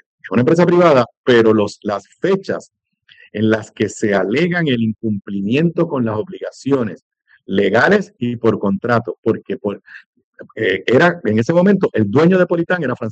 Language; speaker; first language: Spanish; native; Spanish